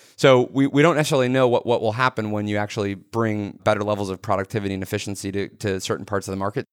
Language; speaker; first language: English; native; English